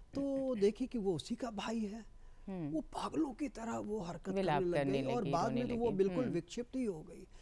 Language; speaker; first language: Hindi; native; Hindi